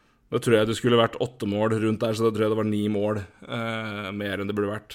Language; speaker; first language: Norwegian; native; Norwegian